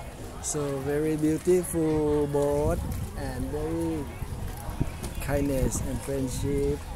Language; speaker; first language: English; non-native, learner; Thai